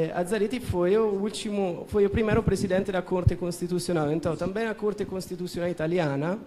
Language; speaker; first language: Portuguese; non-native, fluent; Italian